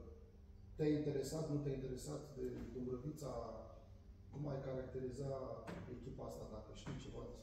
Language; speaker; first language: Romanian; native; Romanian